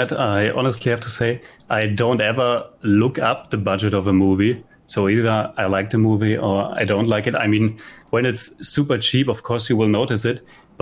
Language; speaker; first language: English; non-native, fluent; German